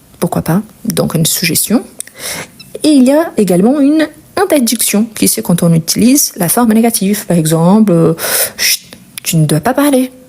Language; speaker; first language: French; non-native, fluent; Portuguese